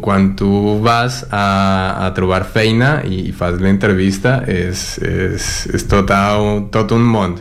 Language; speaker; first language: Catalan; non-native, learner; Spanish